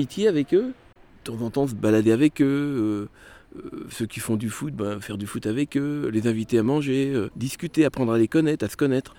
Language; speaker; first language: French; native; French